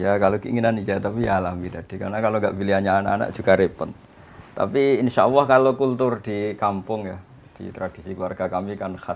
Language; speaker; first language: Indonesian; non-native, local second language; Javanese